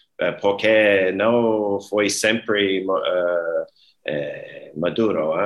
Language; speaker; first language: Portuguese; non-native, learner; English